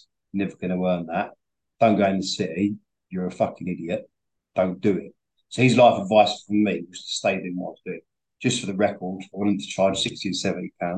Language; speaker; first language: English; native; English